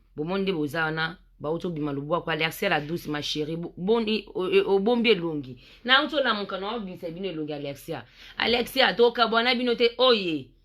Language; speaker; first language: Lingala; native; Lingala